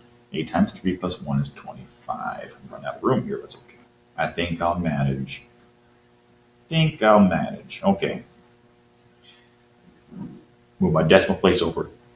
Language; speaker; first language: English; native; English